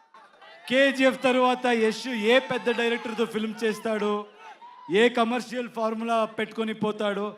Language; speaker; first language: Telugu; non-native, learner; Kannada